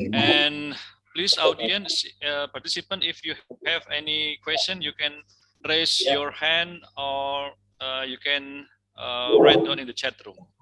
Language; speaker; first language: English; non-native, fluent; Indonesian